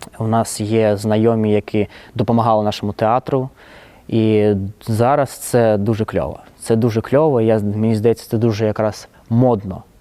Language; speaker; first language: Ukrainian; non-native, local second language; Russian